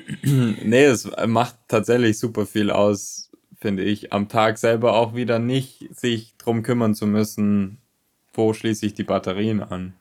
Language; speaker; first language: German; native; German